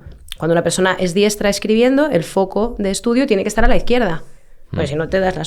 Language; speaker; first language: Spanish; native; Spanish